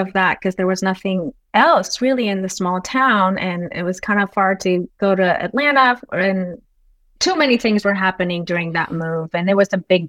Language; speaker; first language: English; non-native, fluent; Spanish